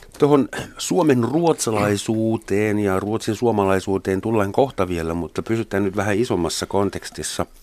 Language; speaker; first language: Finnish; non-native, fluent; German